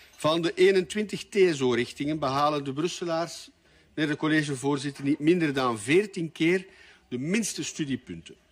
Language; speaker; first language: Dutch; native; Dutch